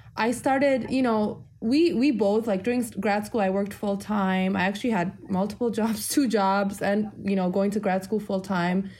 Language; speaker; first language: English; early bilingual, other home language; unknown